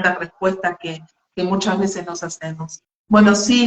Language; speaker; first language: Spanish; native; Spanish